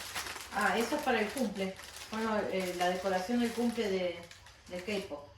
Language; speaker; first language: Spanish; native; Spanish